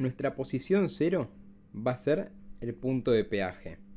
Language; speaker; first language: Spanish; native; Spanish